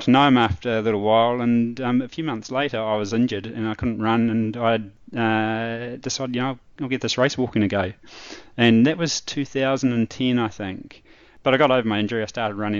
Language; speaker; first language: English; native; English